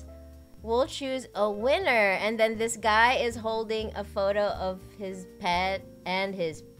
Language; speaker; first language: English; native; English